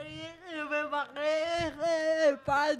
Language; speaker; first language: Spanish; non-native, learner; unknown